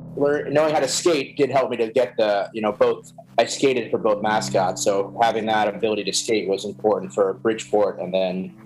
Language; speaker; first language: English; native; English